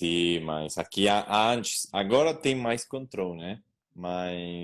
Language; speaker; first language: Portuguese; non-native, learner; Spanish